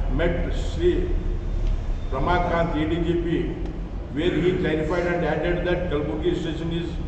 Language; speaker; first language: English; non-native, local second language; Kannada